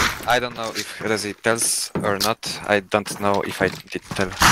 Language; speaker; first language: English; non-native, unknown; Polish